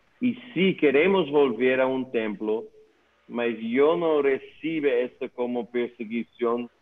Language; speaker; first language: Spanish; non-native, learner; Dutch